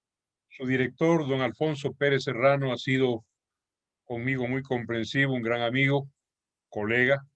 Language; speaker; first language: Spanish; native; Spanish